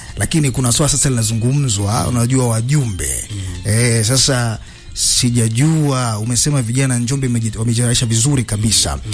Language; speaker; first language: Swahili; native; Swahili